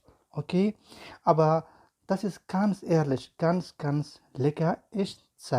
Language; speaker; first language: German; non-native, learner; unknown